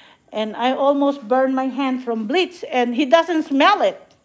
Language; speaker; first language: English; non-native, local second language; Filipino